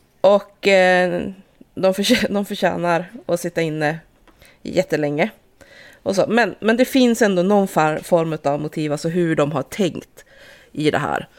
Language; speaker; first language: Swedish; native; Swedish